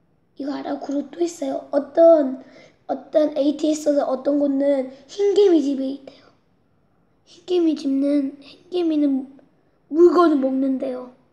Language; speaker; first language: Korean; early bilingual, heritage; Korean